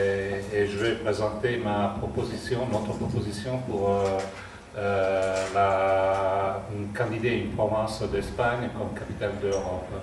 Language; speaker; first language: French; non-native, fluent; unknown